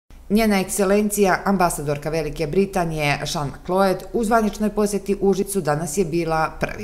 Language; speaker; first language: Serbian; native; Serbian